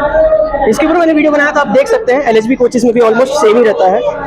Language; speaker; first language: Hindi; native; Hindi